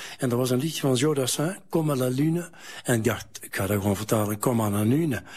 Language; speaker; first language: Dutch; native; Dutch